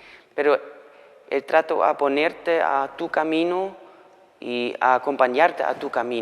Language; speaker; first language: Spanish; non-native, fluent; German